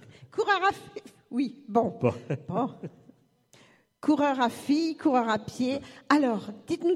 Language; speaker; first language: French; native; French